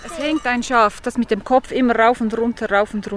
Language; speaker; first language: German; native; German